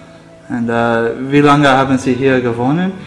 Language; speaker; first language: German; non-native, learner; English